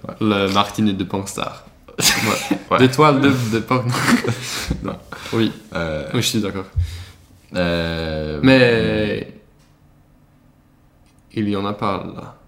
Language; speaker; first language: French; non-native, learner; Swedish